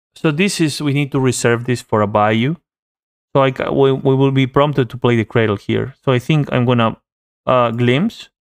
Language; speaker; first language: English; non-native, fluent; Spanish